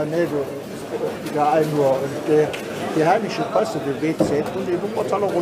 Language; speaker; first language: German; native; German